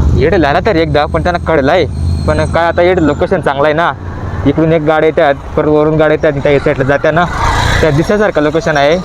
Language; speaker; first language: Marathi; non-native, local second language; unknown